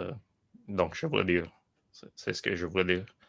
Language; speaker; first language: French; non-native, learner; Italian